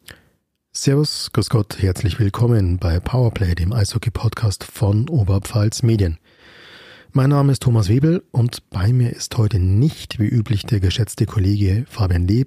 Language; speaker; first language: German; native; German